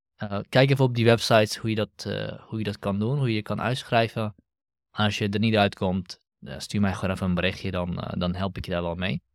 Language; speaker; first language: Dutch; early bilingual, other home language; Kurdish